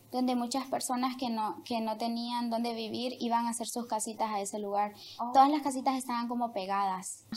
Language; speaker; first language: Spanish; native; Spanish